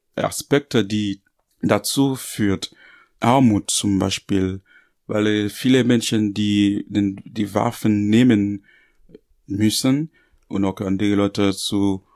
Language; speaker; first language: German; non-native, fluent; Haitian Creole